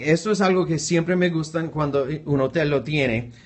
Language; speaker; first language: Spanish; non-native, fluent; English